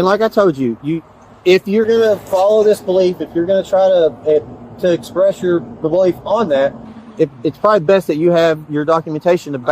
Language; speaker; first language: English; native; English